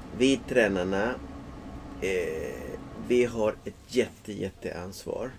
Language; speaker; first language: Swedish; non-native, fluent; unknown